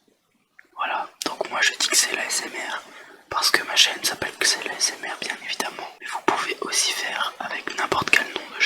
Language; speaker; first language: French; native; French